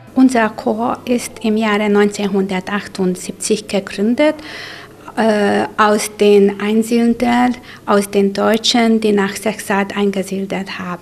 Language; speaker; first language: German; non-native, local second language; Hungarian